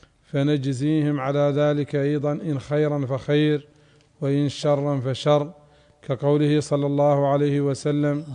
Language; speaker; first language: Arabic; native; Arabic